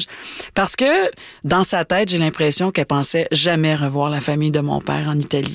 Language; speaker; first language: French; native; French